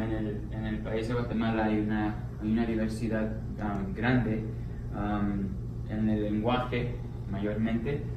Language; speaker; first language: Spanish; early bilingual, heritage; Spanish